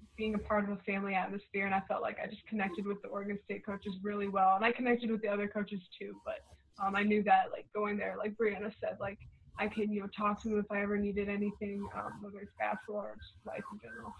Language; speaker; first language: English; native; English